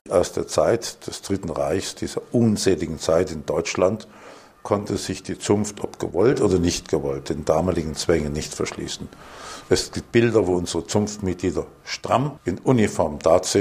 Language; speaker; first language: German; native; German